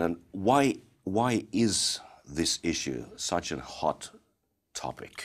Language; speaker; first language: English; non-native, fluent; Finnish